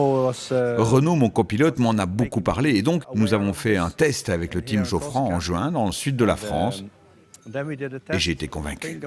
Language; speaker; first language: French; native; French